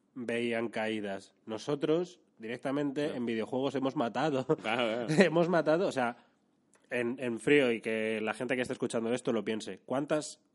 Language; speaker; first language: Spanish; native; Spanish